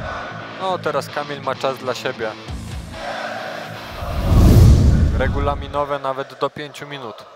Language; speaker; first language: Polish; native; Polish